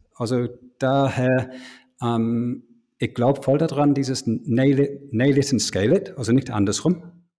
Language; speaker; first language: German; non-native, fluent; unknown